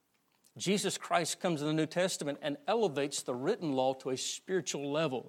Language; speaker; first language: English; native; English